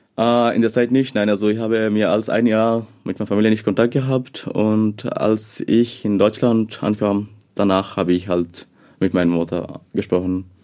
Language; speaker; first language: German; non-native, fluent; Bangla